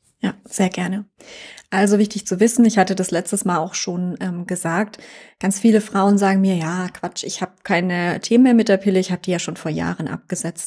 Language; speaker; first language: German; native; German